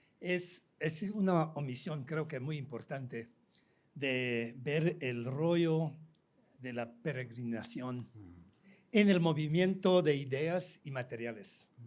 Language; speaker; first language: Spanish; non-native, fluent; English